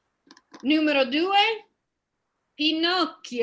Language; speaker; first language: Italian; non-native, fluent; English